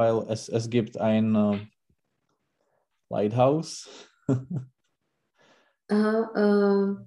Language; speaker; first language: German; non-native, learner; Czech